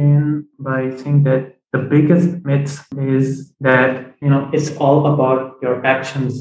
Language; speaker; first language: English; non-native, fluent; Punjabi